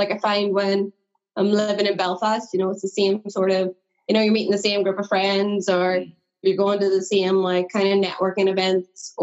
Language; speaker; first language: English; native; English